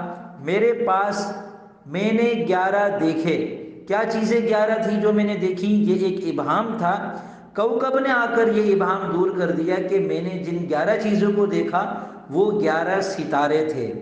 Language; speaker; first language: Urdu; native; Urdu